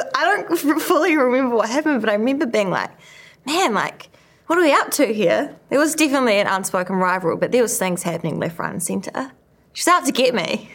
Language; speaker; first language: English; native; English